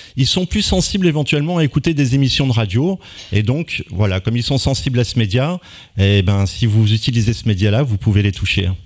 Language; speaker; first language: French; native; French